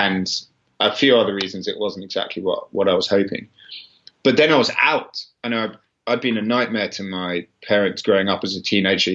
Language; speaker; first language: English; native; English